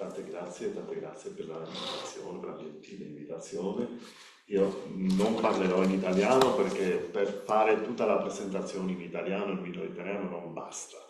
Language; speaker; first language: Italian; non-native, learner; Spanish